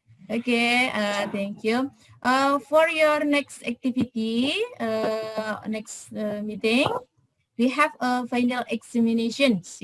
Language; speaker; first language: English; non-native, fluent; Indonesian